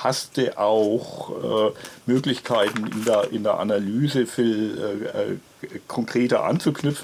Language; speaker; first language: German; native; German